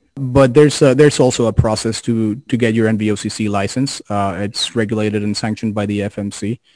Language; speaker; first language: English; non-native, fluent; Spanish